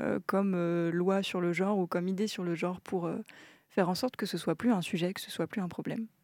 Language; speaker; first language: French; native; French